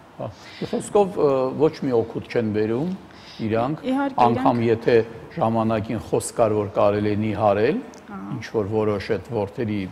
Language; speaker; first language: Armenian; native; Armenian